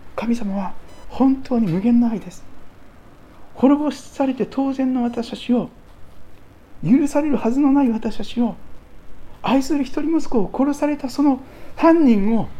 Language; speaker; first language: Japanese; native; Japanese